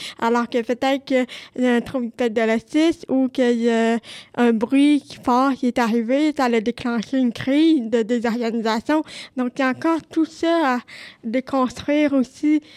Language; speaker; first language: French; native; French